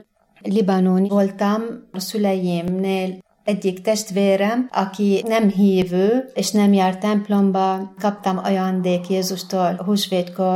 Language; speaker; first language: Hungarian; non-native, fluent; Arabic